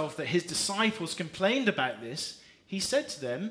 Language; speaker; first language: English; native; English